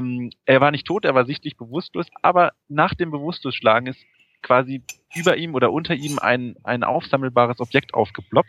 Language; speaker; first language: German; native; German